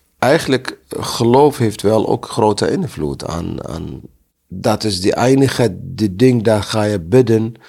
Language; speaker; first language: Dutch; non-native, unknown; Arabic